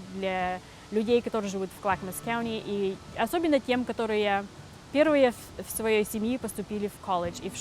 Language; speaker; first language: Russian; early bilingual, heritage; Russian